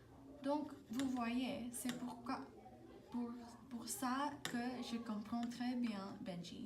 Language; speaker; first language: French; non-native, learner; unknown